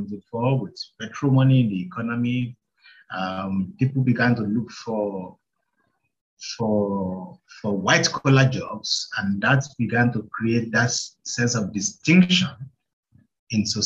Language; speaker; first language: English; non-native, local second language; Yoruba